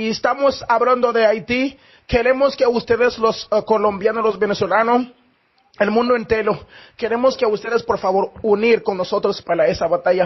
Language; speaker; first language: Spanish; non-native, learner; Haitian Creole